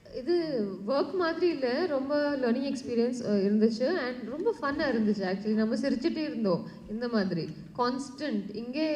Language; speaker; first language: Tamil; non-native, learner; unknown